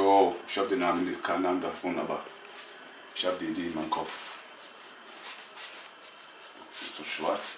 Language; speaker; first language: German; non-native, learner; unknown